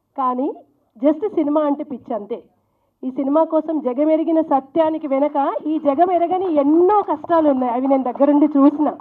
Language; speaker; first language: Telugu; native; Telugu